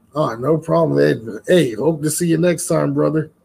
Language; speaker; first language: English; native; English